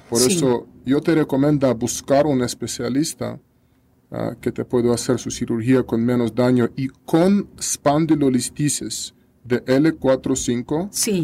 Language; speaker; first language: Spanish; non-native, learner; Russian